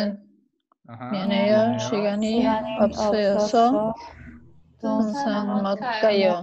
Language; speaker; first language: Korean; non-native, learner; Spanish